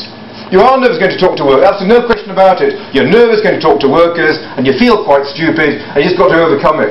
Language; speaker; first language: English; native; English